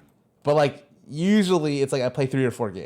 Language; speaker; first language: English; native; English